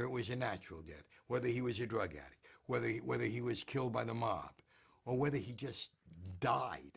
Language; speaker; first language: English; native; English